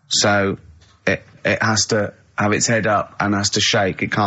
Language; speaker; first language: English; native; English